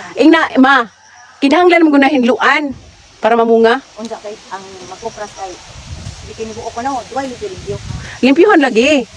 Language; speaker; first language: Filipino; non-native, local second language; Cebuano